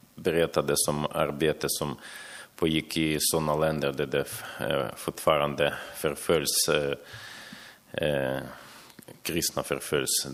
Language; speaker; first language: Swedish; non-native, fluent; Ukrainian